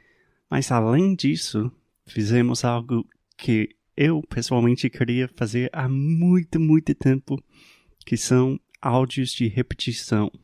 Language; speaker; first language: Portuguese; non-native, fluent; English